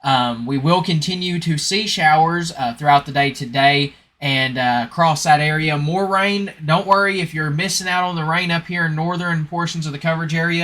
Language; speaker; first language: English; native; English